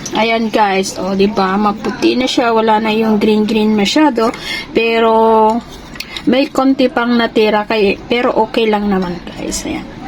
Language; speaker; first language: Filipino; non-native, local second language; Iloko